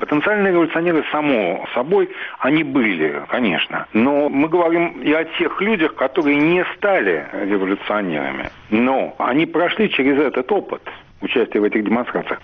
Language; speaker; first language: Russian; native; Russian